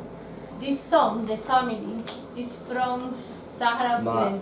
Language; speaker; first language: English; non-native, learner; Spanish